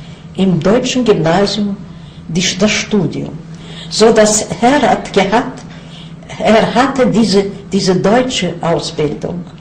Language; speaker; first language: German; non-native, fluent; Yiddish